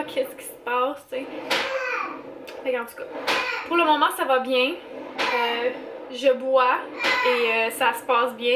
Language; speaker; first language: French; native; French